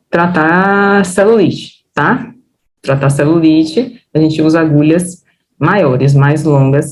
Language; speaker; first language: Portuguese; native; Portuguese